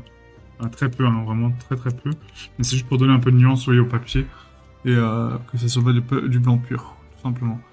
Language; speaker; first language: French; native; French